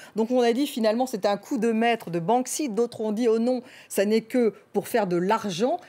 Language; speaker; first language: French; native; French